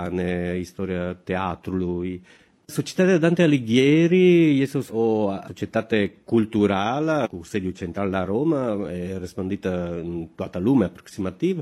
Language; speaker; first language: Romanian; non-native, fluent; Italian